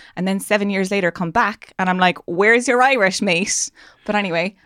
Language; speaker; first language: English; native; English